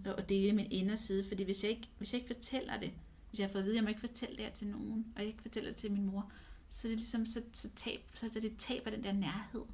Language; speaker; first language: Danish; non-native, fluent; English